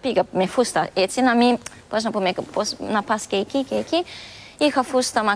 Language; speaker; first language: Greek; non-native, learner; Romanian